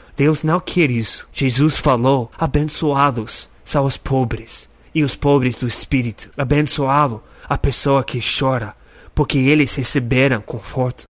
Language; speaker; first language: Portuguese; non-native, fluent; English